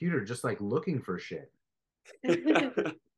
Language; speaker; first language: English; native; English